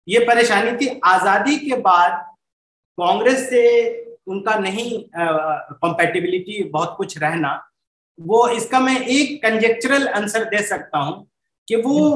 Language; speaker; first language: Hindi; native; Hindi